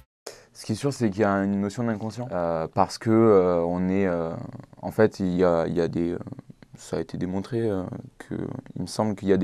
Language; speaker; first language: French; native; French